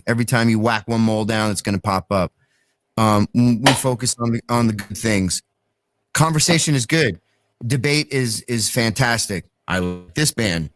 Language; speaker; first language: English; native; English